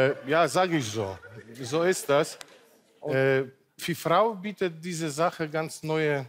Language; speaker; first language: German; non-native, local second language; Polish